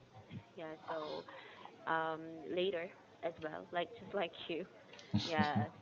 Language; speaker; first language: English; non-native, fluent; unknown